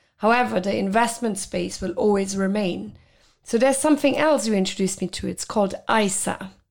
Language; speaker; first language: English; non-native, fluent; Luxembourgish